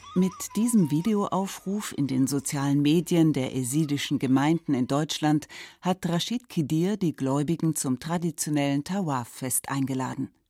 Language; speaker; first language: German; native; German